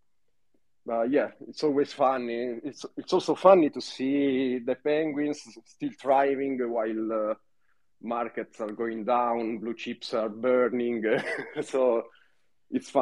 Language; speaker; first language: English; non-native, fluent; Italian